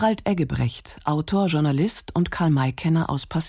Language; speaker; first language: German; native; German